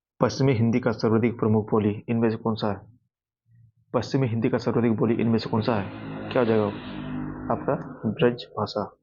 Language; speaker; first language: Hindi; native; Hindi